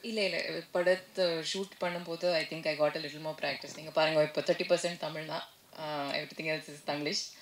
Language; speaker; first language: Tamil; non-native, learner; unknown